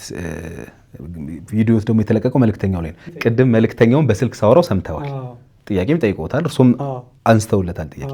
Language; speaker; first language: Amharic; native; Amharic